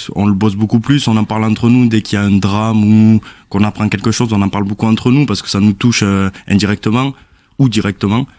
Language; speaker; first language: French; native; French